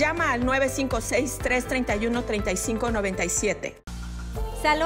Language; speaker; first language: Spanish; native; Spanish